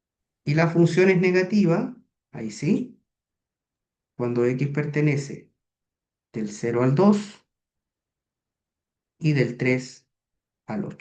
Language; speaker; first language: Spanish; native; Spanish